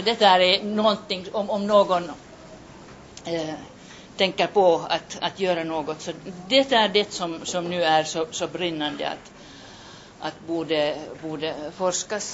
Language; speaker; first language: Swedish; non-native, local second language; Finnish